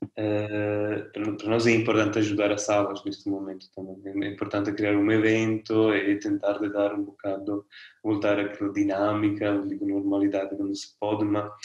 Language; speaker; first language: Portuguese; non-native, fluent; Italian